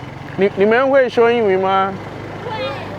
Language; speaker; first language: Chinese; non-native, learner; English